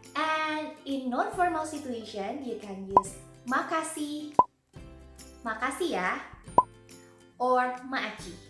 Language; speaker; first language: English; non-native, fluent; Indonesian